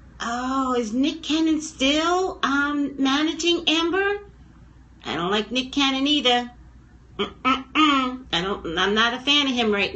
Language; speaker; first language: English; native; English